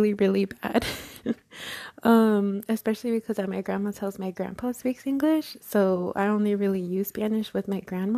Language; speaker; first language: English; early bilingual, other home language; Spanish